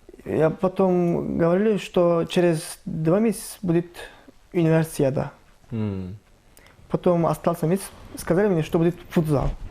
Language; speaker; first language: Russian; non-native, learner; Turkish